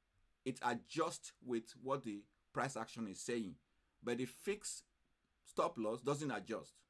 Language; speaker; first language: English; non-native, fluent; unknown